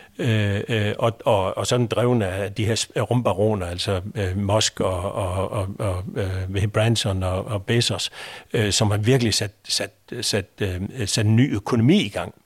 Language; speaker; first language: Danish; native; Danish